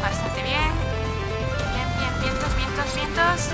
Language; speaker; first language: Spanish; native; Spanish